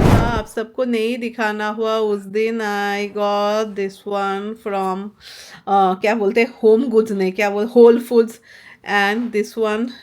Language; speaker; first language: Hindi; non-native, local second language; Bangla